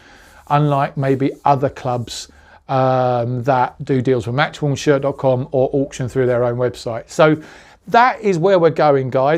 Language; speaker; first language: English; native; English